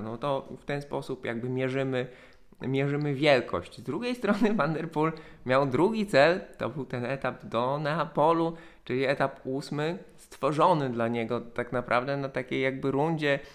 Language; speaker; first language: Polish; native; Polish